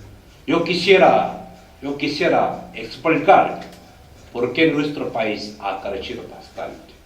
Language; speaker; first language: Spanish; non-native, learner; Korean